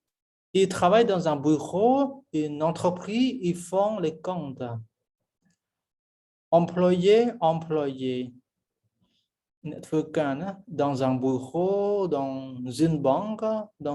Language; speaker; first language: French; non-native, fluent; Khmer